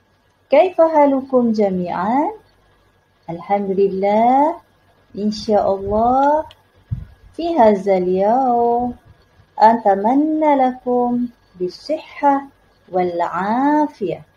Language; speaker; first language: Arabic; non-native, learner; Malay